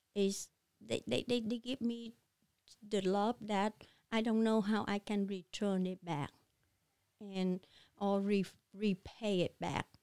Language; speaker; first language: English; non-native, learner; Vietnamese